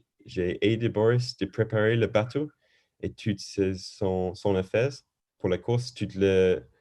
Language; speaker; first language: French; non-native, learner; English